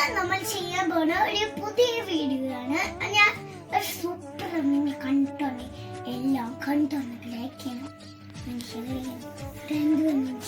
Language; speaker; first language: Malayalam; early bilingual, heritage; Malayalam